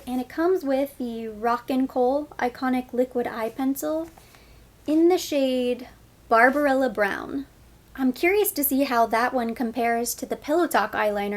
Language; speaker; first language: English; native; English